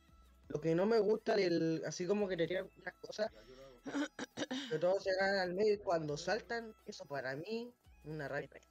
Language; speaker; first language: Spanish; native; Spanish